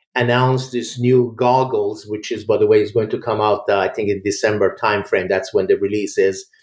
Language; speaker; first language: English; early bilingual, other home language; Persian